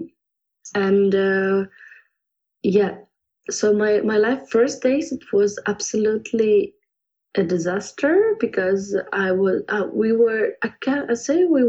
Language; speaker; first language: English; non-native, fluent; Ukrainian